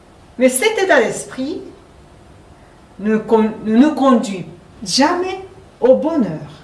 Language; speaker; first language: French; non-native, fluent; Japanese